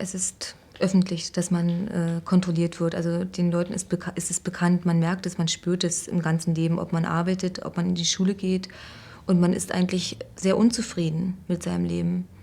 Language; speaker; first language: German; native; German